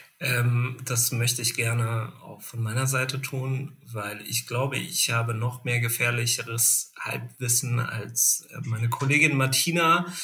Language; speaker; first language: German; native; German